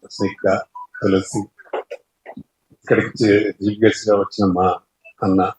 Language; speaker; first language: Telugu; native; Telugu